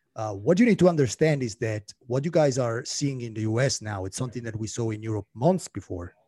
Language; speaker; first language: English; non-native, fluent; Italian